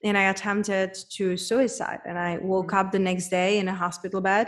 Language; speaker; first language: English; non-native, fluent; Czech